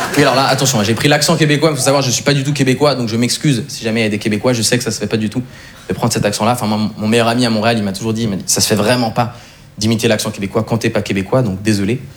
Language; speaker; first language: French; native; French